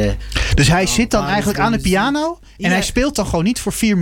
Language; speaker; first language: Dutch; native; Dutch